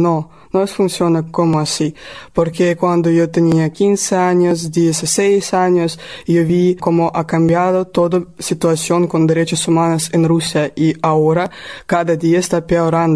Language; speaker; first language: Spanish; non-native, learner; Russian